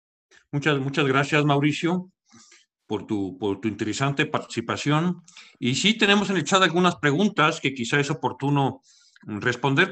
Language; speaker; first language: Spanish; native; Spanish